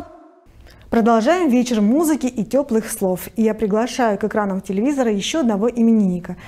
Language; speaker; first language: Russian; native; Russian